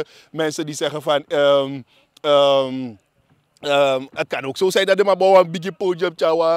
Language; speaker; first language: Dutch; native; Dutch